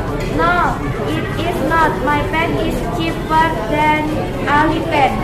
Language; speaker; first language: English; non-native, learner; Indonesian